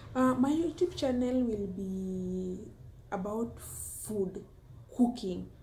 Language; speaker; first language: English; non-native, local second language; Luo (Kenya and Tanzania)